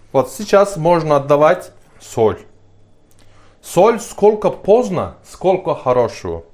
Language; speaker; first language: Russian; non-native, learner; Turkish